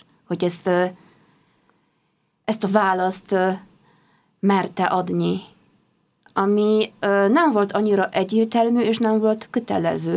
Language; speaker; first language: Hungarian; non-native, fluent; Polish